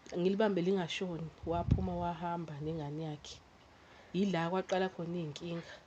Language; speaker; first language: Zulu; native; Zulu